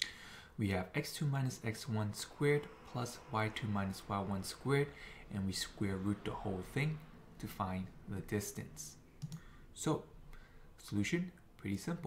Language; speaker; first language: English; native; English